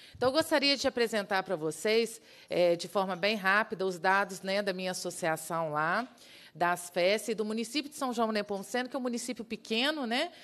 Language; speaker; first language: Portuguese; native; Portuguese